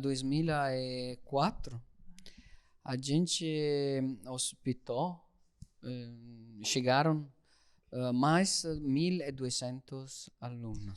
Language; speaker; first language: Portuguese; non-native, learner; Italian